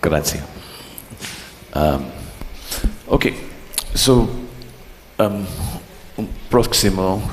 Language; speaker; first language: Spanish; non-native, learner; English